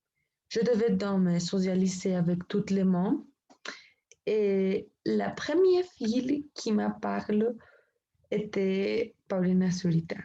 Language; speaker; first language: French; non-native, learner; Spanish